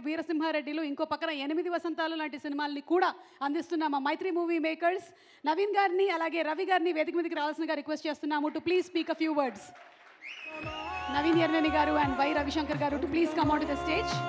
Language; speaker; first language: Telugu; native; Telugu